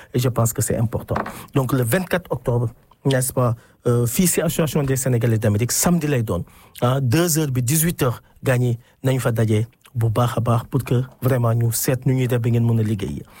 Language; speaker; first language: French; non-native, local second language; Wolof